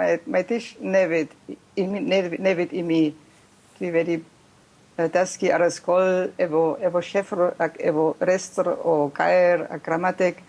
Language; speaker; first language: Welsh; non-native, learner; German